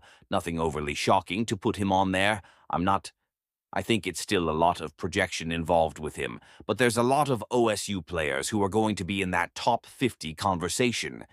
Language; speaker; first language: English; native; English